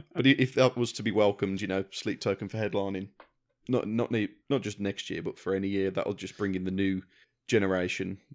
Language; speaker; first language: English; native; English